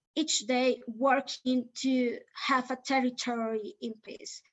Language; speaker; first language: English; non-native, fluent; Spanish